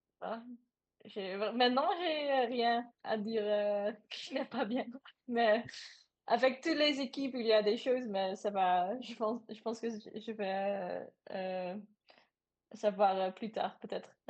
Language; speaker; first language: French; non-native, learner; Dutch